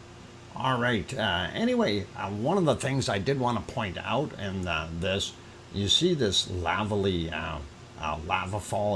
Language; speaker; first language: English; native; English